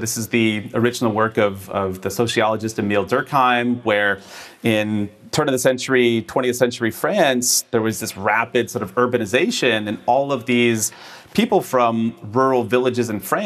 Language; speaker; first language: English; native; English